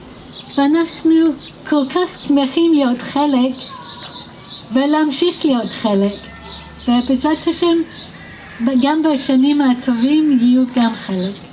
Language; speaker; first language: Hebrew; non-native, fluent; English